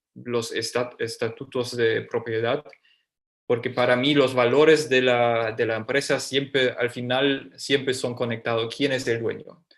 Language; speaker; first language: Spanish; non-native, fluent; German